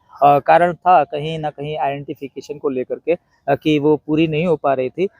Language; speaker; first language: Hindi; non-native, local second language; Gujarati